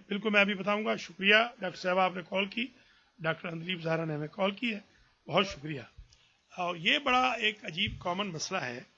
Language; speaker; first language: Urdu; native; Urdu